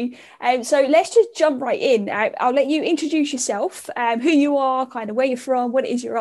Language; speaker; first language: English; native; English